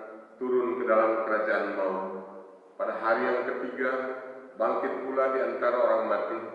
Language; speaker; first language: Indonesian; native; Indonesian